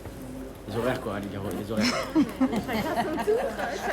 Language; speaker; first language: French; native; French